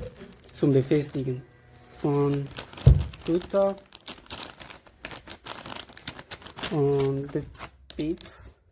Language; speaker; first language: German; non-native, learner; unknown